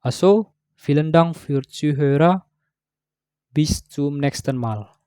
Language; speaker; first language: German; non-native, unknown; Indonesian